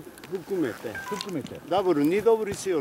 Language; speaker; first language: Japanese; native; Japanese